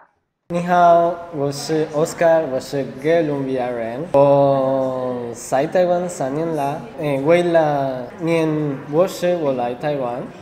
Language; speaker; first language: Chinese; non-native, learner; Spanish